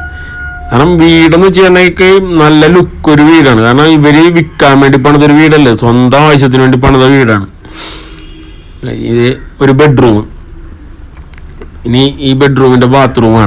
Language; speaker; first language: Malayalam; native; Malayalam